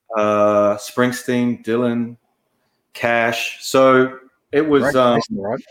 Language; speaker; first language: English; native; English